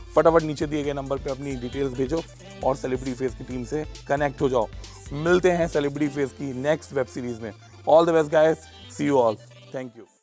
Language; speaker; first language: Hindi; native; Hindi